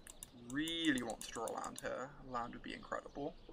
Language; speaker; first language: English; native; English